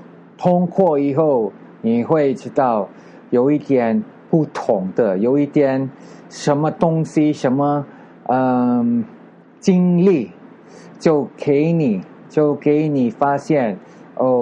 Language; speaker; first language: Chinese; non-native, learner; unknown